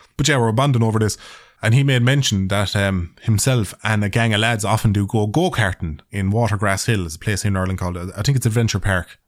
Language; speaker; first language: English; native; English